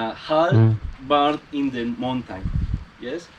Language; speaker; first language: English; non-native, learner; Spanish